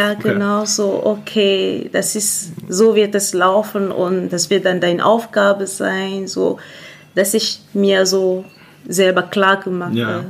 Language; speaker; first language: German; non-native, fluent; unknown